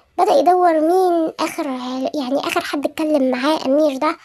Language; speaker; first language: Arabic; native; Arabic